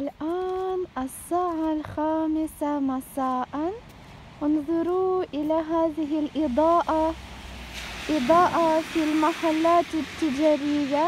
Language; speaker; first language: Arabic; non-native, fluent; Ukrainian